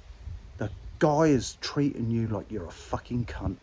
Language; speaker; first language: English; native; English